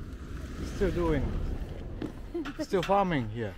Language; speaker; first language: English; non-native, learner; Japanese